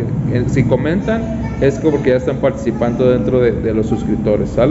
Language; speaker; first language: Spanish; native; Spanish